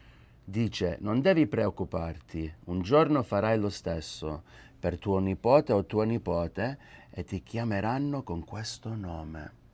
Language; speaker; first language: Italian; early bilingual, heritage; English